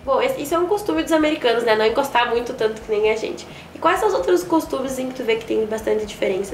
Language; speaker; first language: Portuguese; native; Portuguese